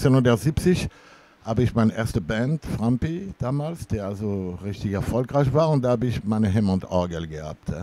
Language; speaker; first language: German; non-native, fluent; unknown